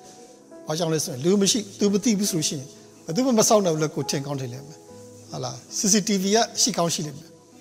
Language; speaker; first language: Burmese; non-native, local second language; Hakha Chin